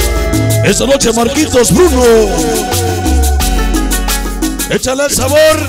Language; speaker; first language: Spanish; native; Spanish